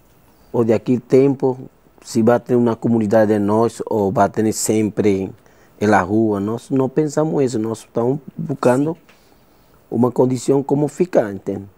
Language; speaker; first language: Portuguese; non-native, learner; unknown